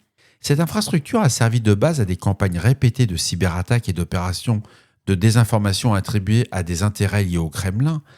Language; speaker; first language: French; native; French